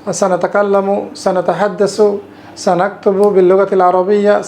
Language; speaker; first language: Arabic; non-native, fluent; Bangla